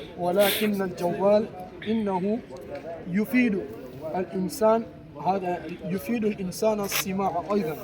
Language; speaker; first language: Arabic; non-native, learner; Urdu